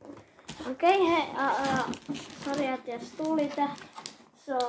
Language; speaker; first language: Swedish; early bilingual, other home language; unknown